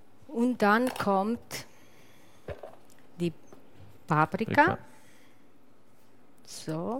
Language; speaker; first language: German; non-native, learner; Italian